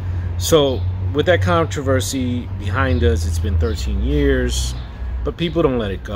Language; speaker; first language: English; native; English